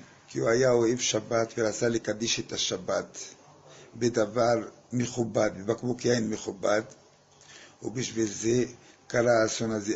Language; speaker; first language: Hebrew; non-native, fluent; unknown